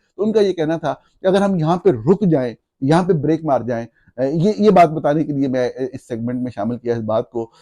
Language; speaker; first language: Urdu; native; Urdu